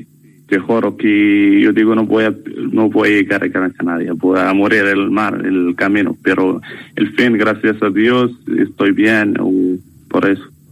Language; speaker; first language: Spanish; non-native, learner; Arabic